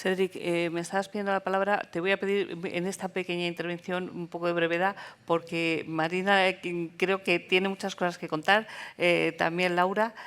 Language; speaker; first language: Spanish; native; Spanish